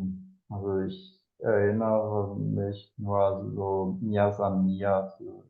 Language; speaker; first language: German; non-native, fluent; Spanish